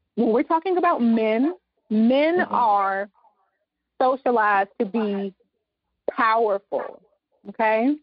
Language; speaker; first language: English; native; English